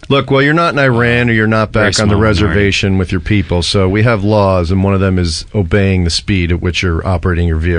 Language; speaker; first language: English; native; English